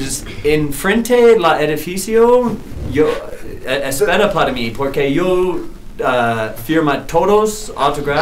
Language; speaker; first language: Spanish; non-native, learner; English